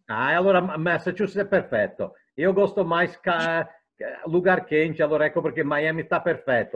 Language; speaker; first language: Portuguese; non-native, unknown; Italian